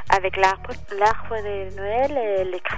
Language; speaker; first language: French; non-native, fluent; Spanish